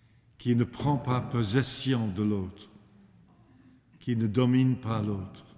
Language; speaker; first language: French; non-native, fluent; English